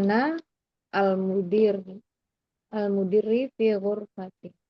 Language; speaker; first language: Arabic; non-native, learner; Indonesian